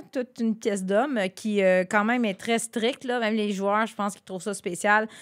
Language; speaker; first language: French; native; French